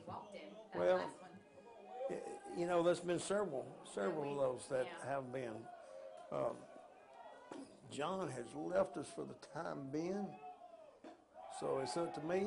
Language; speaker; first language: English; native; English